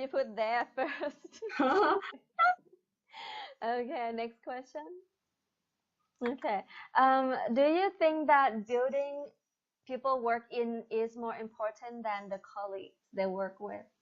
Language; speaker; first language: English; non-native, fluent; Thai